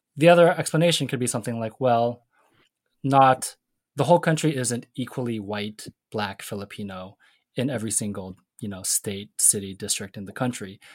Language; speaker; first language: English; native; English